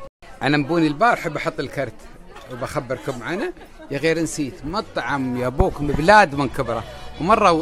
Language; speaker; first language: Arabic; native; Arabic